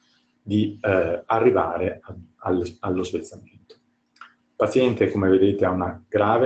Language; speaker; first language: Italian; native; Italian